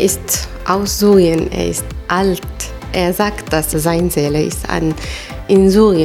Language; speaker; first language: German; non-native, learner; Arabic